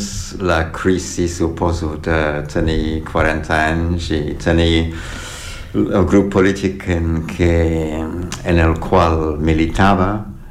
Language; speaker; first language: Catalan; non-native, fluent; English